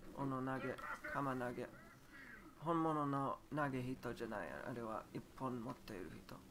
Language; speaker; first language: Japanese; non-native, learner; English